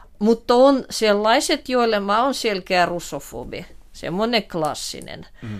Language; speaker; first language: Finnish; non-native, fluent; Russian